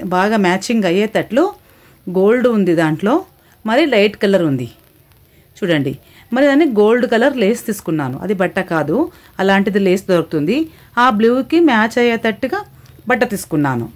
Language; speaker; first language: Telugu; non-native, local second language; Kannada